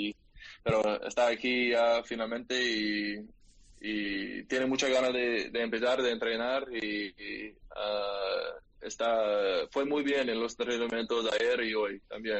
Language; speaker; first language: Spanish; non-native, learner; English